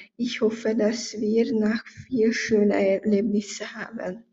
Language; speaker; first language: German; non-native, learner; Hungarian